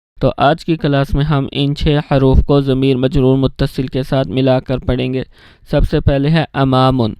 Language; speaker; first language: Urdu; native; Urdu